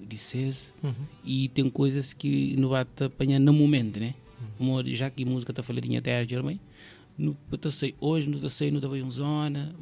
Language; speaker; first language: Portuguese; non-native, local second language; Kabuverdianu